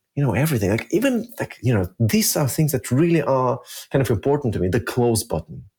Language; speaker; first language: English; early bilingual, other home language; Russian